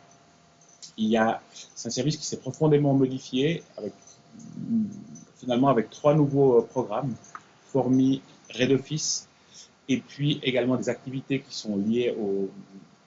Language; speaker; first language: French; native; French